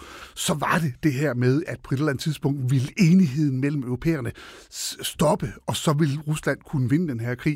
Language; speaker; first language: Danish; native; Danish